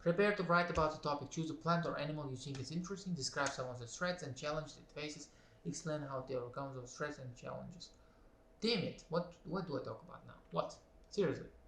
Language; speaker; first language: English; non-native, learner; Uzbek